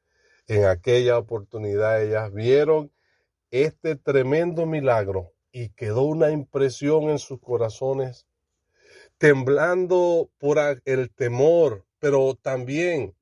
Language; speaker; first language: Spanish; native; Spanish